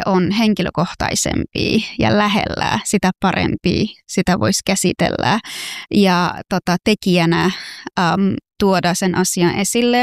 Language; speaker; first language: Finnish; non-native, fluent; Persian